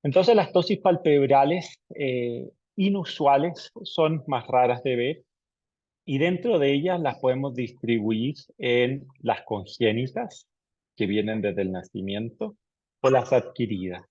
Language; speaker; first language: Spanish; native; Spanish